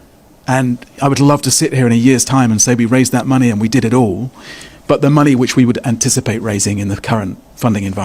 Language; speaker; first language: English; native; English